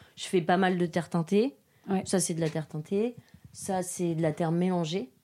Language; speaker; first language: French; native; French